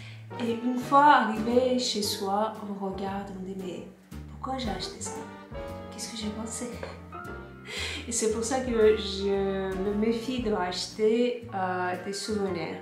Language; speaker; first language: French; non-native, fluent; Turkish